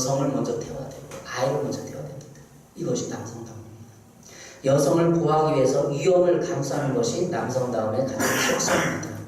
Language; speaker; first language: Korean; native; Korean